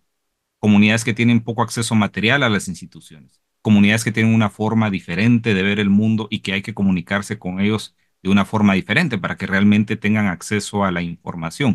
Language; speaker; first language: Spanish; native; Spanish